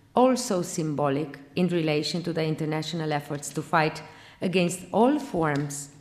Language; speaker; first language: English; non-native, fluent; Romanian